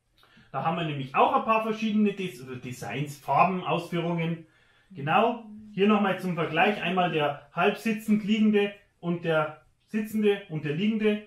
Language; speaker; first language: German; native; German